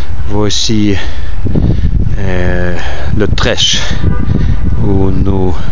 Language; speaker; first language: French; non-native, learner; Ukrainian